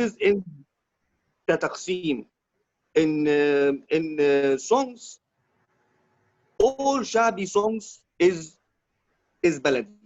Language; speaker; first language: English; non-native, learner; Arabic